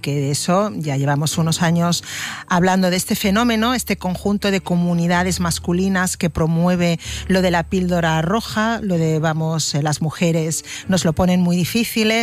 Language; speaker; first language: Spanish; native; Spanish